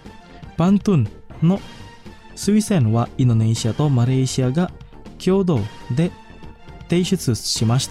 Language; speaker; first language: Japanese; non-native, fluent; Indonesian